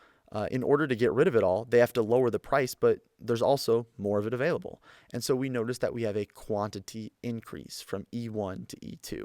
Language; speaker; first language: English; native; English